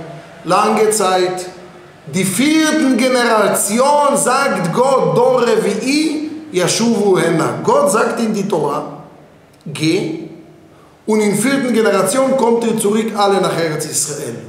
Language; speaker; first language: German; non-native, fluent; Hebrew